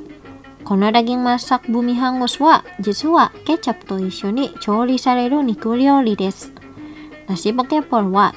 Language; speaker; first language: Japanese; non-native, fluent; Indonesian